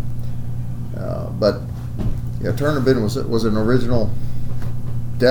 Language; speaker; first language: English; native; English